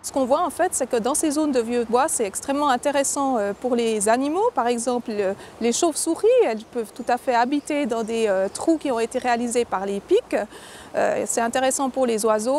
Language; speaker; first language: French; native; French